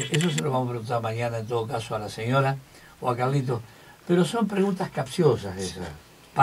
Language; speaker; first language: Spanish; native; Spanish